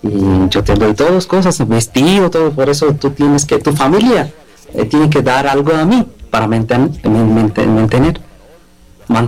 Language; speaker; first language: Spanish; non-native, learner; Bangla